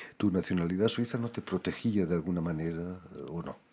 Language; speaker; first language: Spanish; native; Spanish